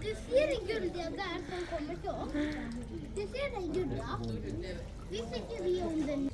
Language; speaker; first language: Swedish; early bilingual, other home language; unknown